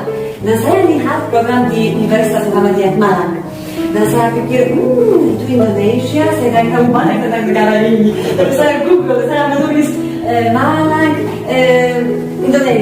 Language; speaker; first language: Indonesian; non-native, fluent; Polish